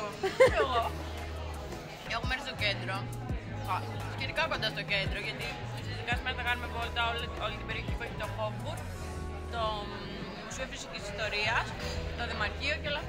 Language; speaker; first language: Greek; native; Greek